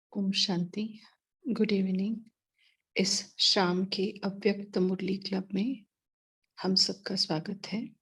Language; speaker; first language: Hindi; native; Hindi